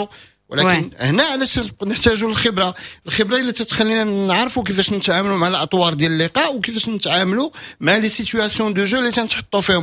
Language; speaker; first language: Arabic; native; Arabic